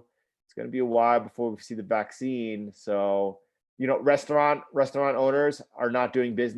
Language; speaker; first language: English; native; English